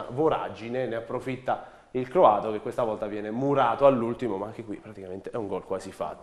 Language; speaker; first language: Italian; native; Italian